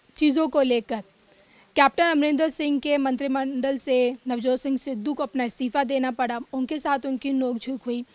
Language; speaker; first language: Hindi; native; Hindi